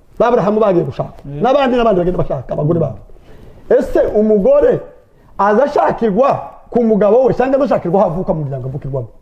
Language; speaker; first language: Kinyarwanda; native; Kinyarwanda